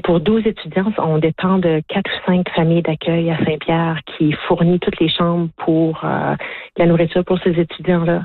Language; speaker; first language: French; native; French